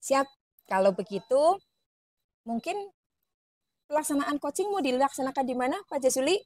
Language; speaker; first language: Indonesian; native; Indonesian